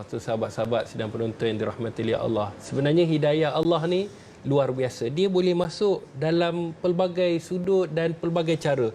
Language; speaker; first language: Malay; native; Malay